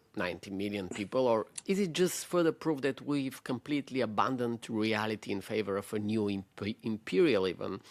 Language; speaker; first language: English; non-native, fluent; Bulgarian